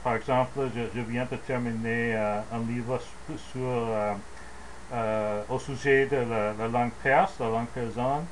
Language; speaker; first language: French; non-native, learner; English